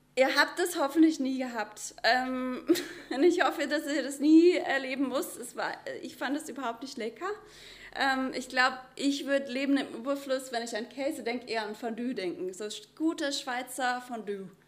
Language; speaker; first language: German; non-native, fluent; English